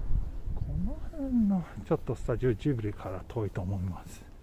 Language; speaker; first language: Japanese; non-native, fluent; Swedish